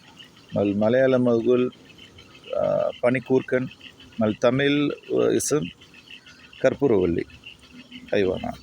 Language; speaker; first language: Arabic; non-native, learner; Tamil